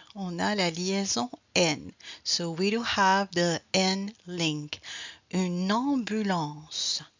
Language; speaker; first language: French; native; French